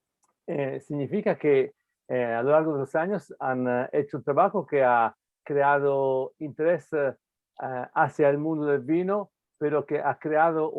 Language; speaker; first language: Spanish; non-native, fluent; Italian